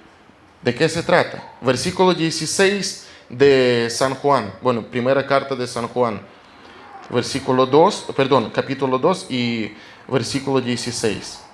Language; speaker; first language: Spanish; non-native, fluent; Russian